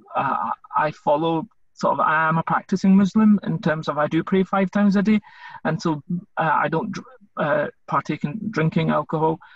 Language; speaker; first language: English; native; English